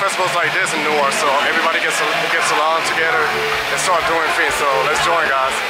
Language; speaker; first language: English; native; English